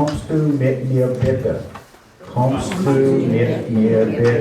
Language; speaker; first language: German; non-native, learner; English